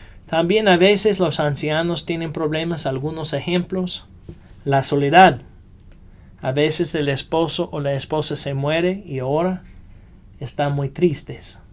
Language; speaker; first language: Spanish; non-native, fluent; English